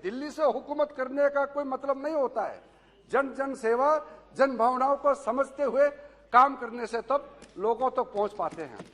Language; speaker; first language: Hindi; non-native, local second language; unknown